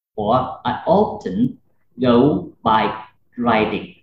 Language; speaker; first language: English; non-native, fluent; Vietnamese